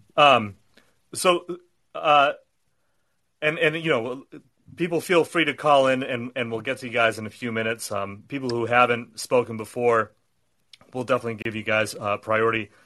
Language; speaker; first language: English; native; English